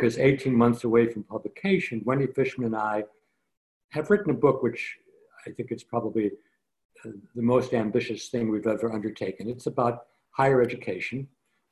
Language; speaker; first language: English; native; English